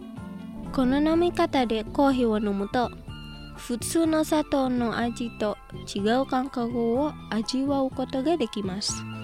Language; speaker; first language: Japanese; non-native, fluent; Indonesian